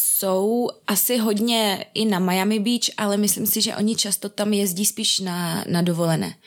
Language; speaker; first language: Czech; native; Czech